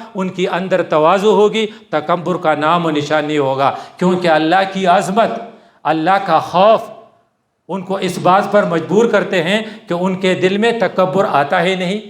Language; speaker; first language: Urdu; non-native, local second language; Pashto